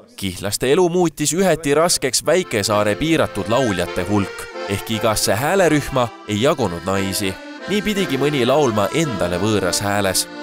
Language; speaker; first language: Estonian; native; Estonian